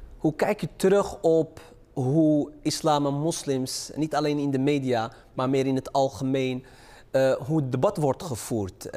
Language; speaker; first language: Dutch; early bilingual, other home language; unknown